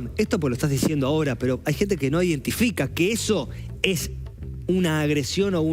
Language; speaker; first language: Spanish; native; Spanish